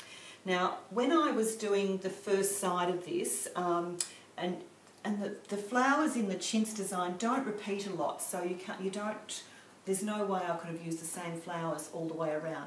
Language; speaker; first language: English; native; English